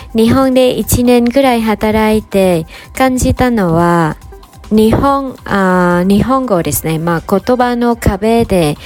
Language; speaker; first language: Japanese; non-native, fluent; Vietnamese